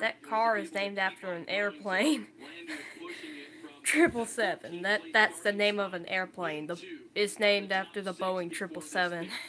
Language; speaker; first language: English; native; English